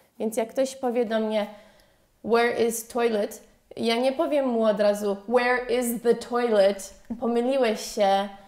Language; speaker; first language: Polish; early bilingual, heritage; Polish